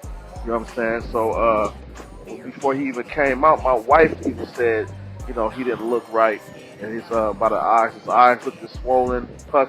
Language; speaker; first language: English; native; English